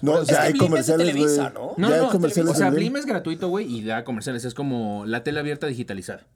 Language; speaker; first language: Spanish; native; Spanish